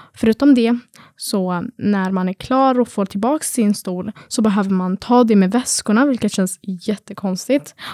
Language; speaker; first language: Swedish; early bilingual, other home language; Arabic